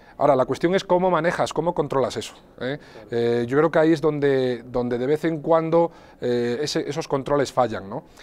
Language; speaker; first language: Spanish; native; Spanish